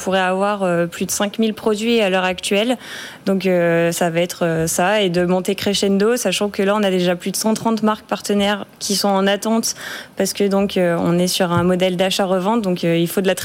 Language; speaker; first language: French; native; French